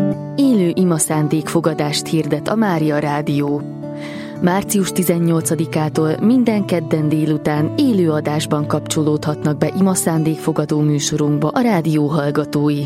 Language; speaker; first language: Hungarian; native; Hungarian